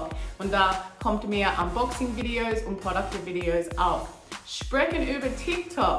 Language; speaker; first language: German; non-native, learner; English